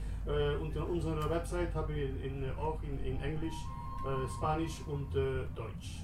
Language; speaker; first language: German; non-native, learner; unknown